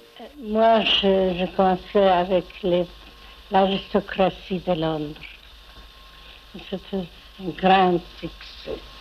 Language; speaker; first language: French; non-native, fluent; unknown